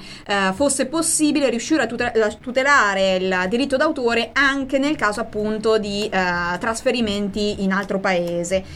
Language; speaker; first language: Italian; native; Italian